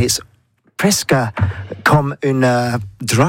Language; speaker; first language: French; non-native, learner; English